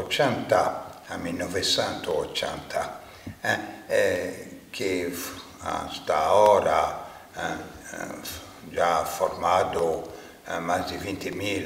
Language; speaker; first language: Spanish; non-native, fluent; French